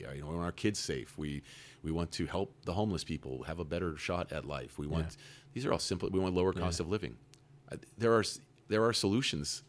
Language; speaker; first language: English; native; English